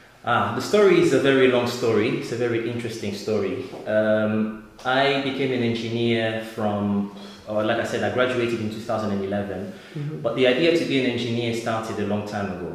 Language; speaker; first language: English; non-native, fluent; Lingala